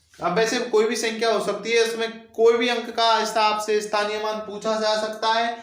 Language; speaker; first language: Hindi; native; Hindi